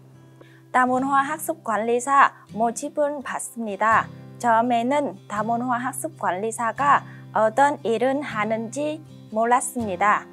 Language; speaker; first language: Korean; non-native, fluent; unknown